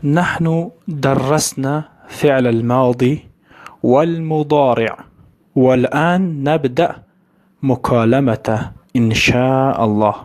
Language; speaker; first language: Arabic; non-native, learner; Tajik